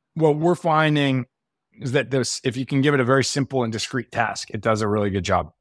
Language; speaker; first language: English; native; English